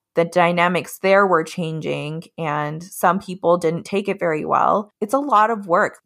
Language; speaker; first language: English; native; English